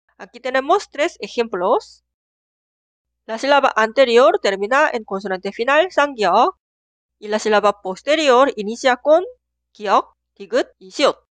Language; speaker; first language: Spanish; non-native, fluent; Korean